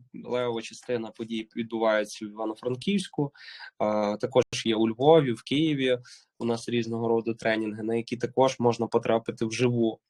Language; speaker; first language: Ukrainian; native; Ukrainian